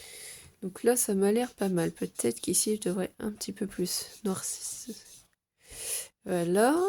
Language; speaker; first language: French; native; French